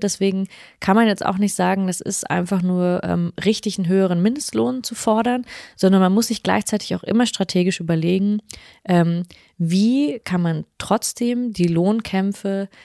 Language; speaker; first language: German; native; German